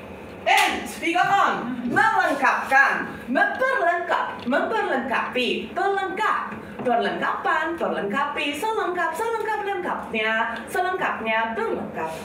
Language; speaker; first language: Indonesian; non-native, fluent; German